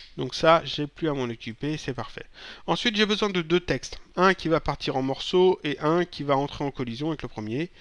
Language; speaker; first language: French; native; French